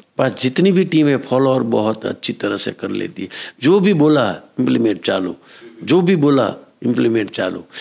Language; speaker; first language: Hindi; non-native, local second language; Gujarati